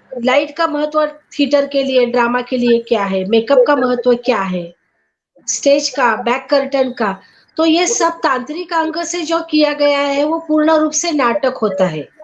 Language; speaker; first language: Hindi; non-native, local second language; Marathi